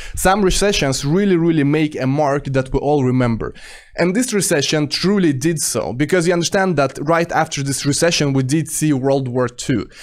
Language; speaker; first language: English; non-native, fluent; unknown